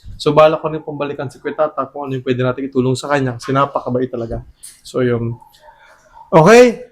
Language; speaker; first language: Filipino; native; Filipino